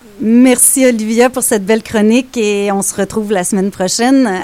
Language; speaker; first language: French; native; French